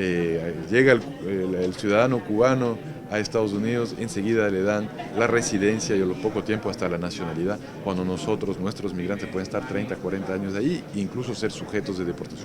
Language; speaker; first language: Spanish; native; Spanish